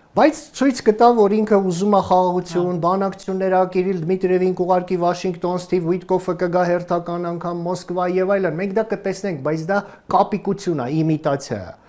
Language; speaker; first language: Armenian; native; Armenian